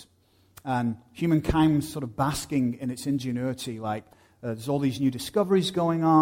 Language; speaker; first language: English; native; English